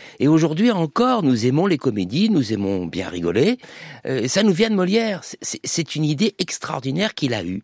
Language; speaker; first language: French; native; French